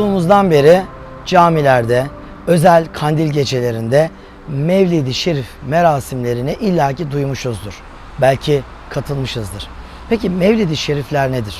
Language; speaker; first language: Turkish; native; Turkish